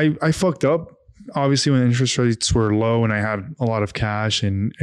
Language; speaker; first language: English; non-native, fluent; Arabic